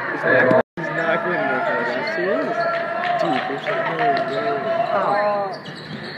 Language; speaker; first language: English; native; English